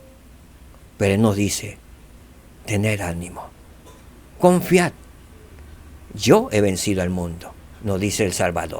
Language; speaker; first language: Spanish; native; Spanish